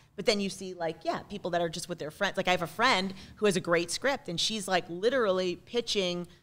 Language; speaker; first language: English; native; English